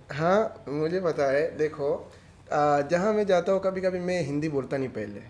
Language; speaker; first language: Hindi; non-native, fluent; Swahili